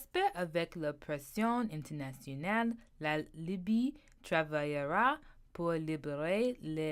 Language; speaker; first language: French; non-native, learner; English